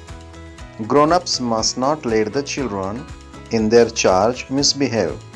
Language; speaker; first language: English; non-native, local second language; Urdu